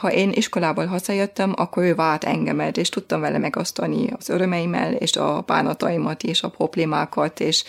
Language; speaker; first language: Hungarian; non-native, fluent; German